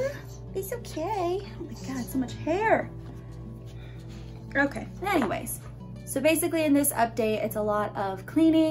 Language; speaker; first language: English; native; English